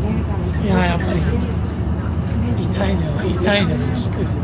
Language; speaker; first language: Japanese; native; Japanese